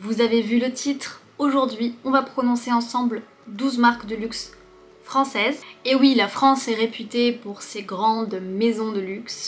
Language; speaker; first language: French; native; French